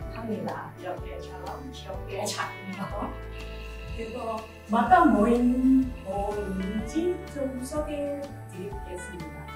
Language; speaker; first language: Korean; non-native, learner; Chinese